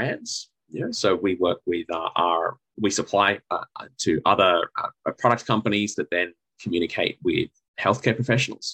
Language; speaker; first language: English; native; English